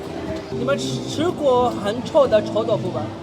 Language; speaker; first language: Chinese; non-native, fluent; Urdu